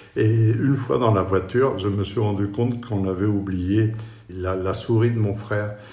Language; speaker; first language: French; non-native, fluent; Spanish